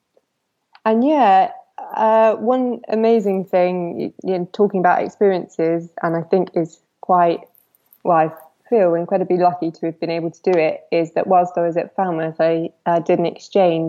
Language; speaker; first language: English; native; English